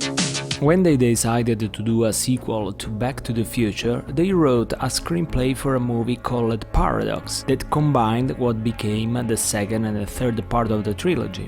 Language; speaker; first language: English; non-native, fluent; Italian